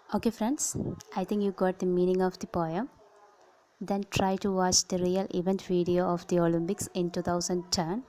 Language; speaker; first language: English; non-native, local second language; Malayalam